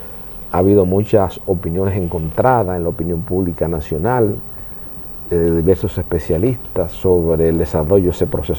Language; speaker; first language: Spanish; native; Spanish